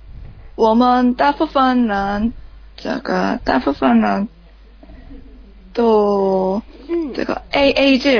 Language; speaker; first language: Chinese; non-native, learner; Korean